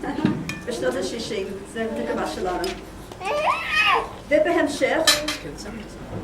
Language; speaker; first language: Hebrew; non-native, fluent; English